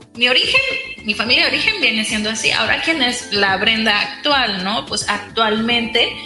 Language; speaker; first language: Spanish; native; Spanish